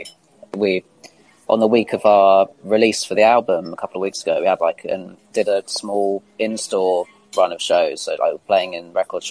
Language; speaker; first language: English; native; English